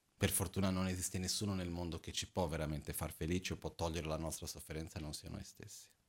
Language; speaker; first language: Italian; non-native, fluent; Portuguese